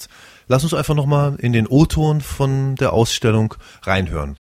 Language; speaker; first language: German; native; German